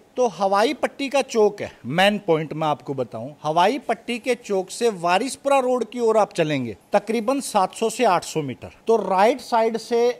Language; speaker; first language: Hindi; native; Hindi